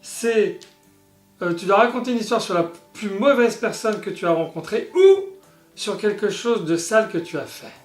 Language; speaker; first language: French; native; French